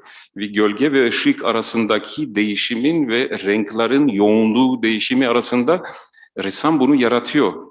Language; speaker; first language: Turkish; non-native, fluent; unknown